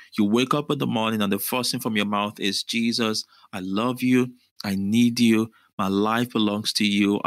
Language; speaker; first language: English; non-native, local second language; Yoruba